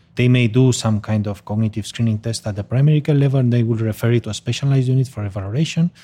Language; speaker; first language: English; non-native, fluent; Spanish